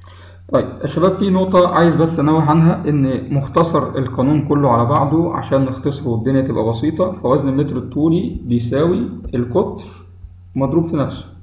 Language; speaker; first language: Arabic; native; Arabic